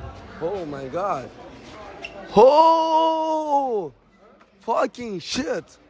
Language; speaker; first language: English; non-native, learner; Portuguese